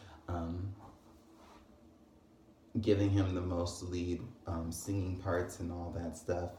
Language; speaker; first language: English; native; English